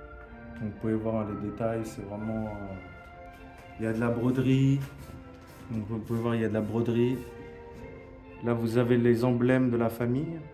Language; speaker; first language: French; native; French